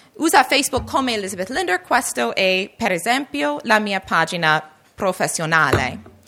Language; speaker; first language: Italian; non-native, learner; English